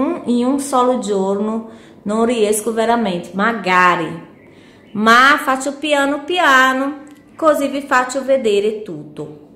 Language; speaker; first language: Italian; non-native, fluent; Portuguese